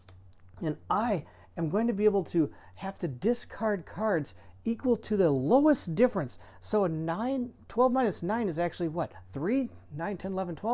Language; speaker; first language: English; native; English